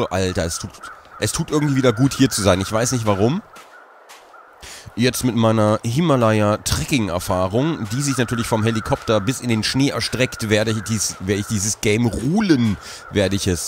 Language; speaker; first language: German; native; German